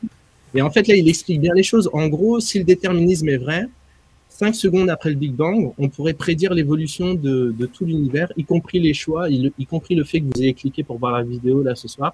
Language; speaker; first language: French; native; French